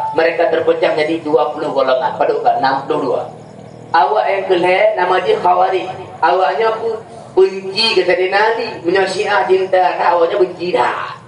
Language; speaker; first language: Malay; non-native, local second language; Achinese